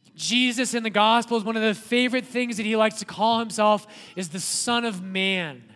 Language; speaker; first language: English; native; English